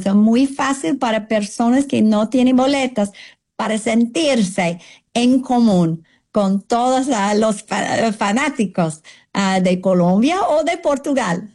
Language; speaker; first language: Spanish; non-native, fluent; English